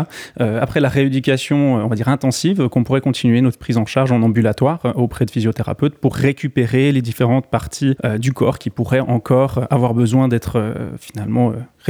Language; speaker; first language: French; native; French